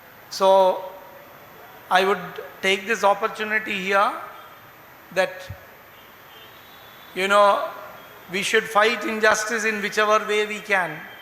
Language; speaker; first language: English; non-native, local second language; Malayalam